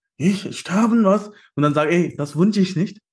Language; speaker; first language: German; non-native, fluent; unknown